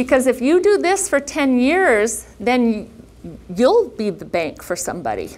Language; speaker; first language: English; native; English